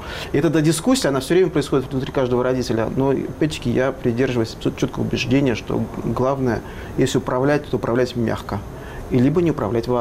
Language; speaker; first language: Russian; native; Russian